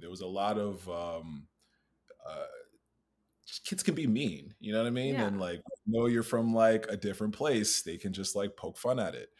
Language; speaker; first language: English; native; English